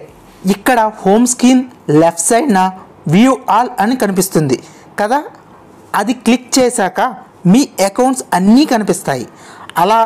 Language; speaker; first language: Telugu; native; Telugu